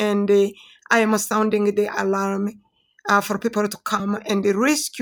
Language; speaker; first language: English; non-native, local second language; Kinyarwanda